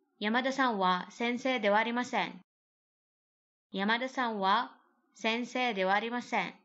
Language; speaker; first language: Japanese; non-native, learner; Arabic